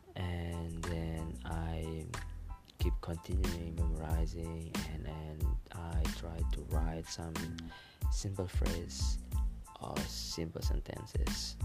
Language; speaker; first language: English; non-native, fluent; Malay